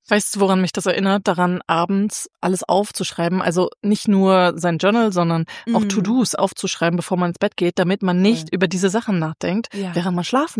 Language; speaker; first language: German; native; German